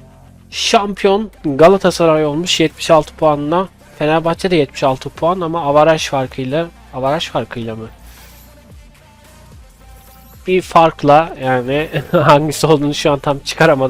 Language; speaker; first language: Turkish; native; Turkish